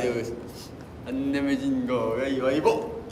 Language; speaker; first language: Korean; native; Korean